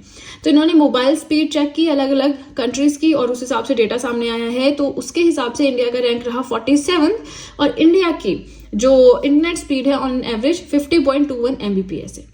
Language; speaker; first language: Hindi; native; Hindi